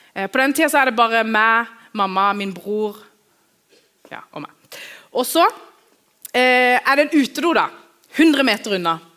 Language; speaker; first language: Norwegian; early bilingual, other home language; Kurdish